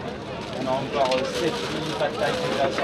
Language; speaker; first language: French; native; French